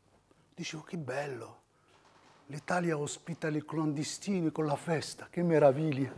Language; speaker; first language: Italian; non-native, fluent; Riffian